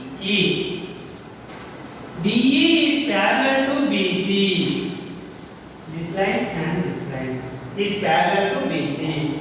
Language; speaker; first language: English; non-native, local second language; Telugu